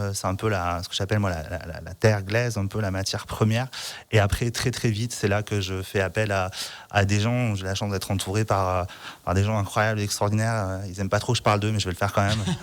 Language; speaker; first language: French; native; French